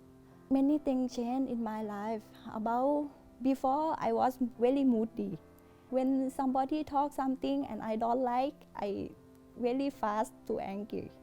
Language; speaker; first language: English; non-native, learner; Thai